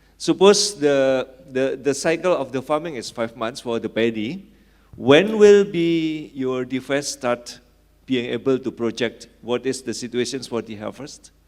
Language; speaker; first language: English; non-native, fluent; Indonesian